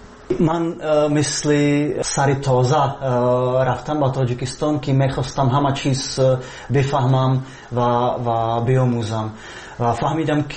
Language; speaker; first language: Tajik; non-native, fluent; Czech